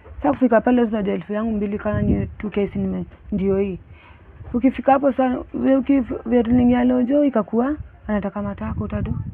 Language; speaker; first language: Swahili; native; Swahili